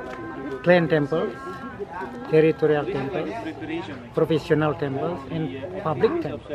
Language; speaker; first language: English; non-native, learner; Indonesian